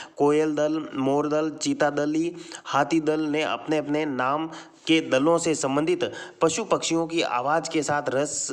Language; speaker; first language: Hindi; native; Hindi